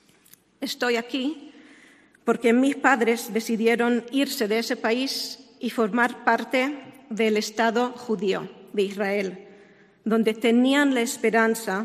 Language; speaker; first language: Spanish; non-native, fluent; Hebrew